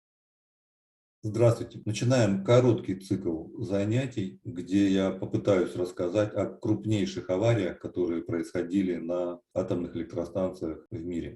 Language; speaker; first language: Russian; native; Russian